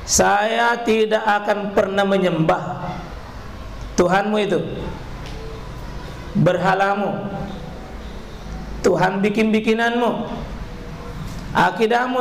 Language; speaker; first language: Indonesian; native; Indonesian